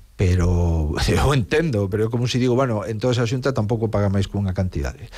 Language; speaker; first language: Galician; native; Galician